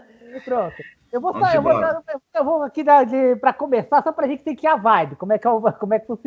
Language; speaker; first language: Portuguese; native; Portuguese